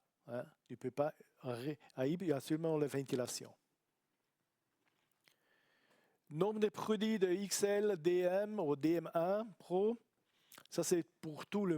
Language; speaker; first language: French; non-native, learner; Italian